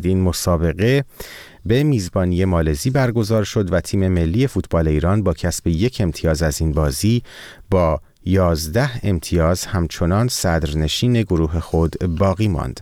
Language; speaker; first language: Persian; native; Persian